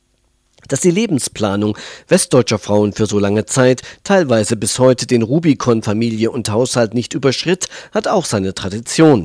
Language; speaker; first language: German; native; German